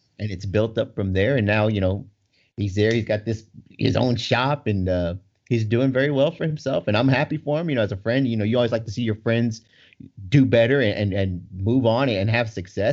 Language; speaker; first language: English; native; English